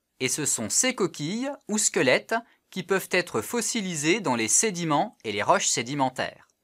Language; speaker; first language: French; native; French